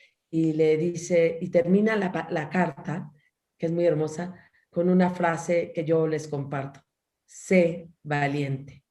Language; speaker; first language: Spanish; native; Spanish